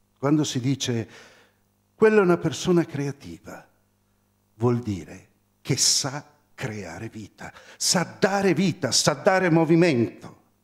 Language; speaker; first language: Italian; native; Italian